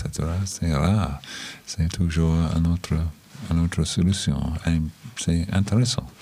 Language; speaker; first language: French; non-native, learner; English